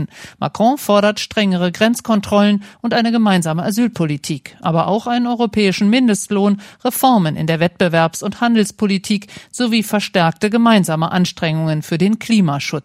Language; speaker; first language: German; native; German